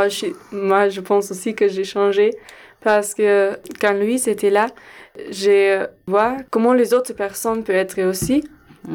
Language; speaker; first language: French; non-native, learner; German